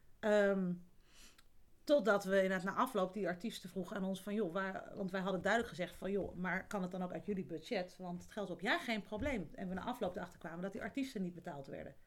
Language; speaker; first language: Dutch; native; Dutch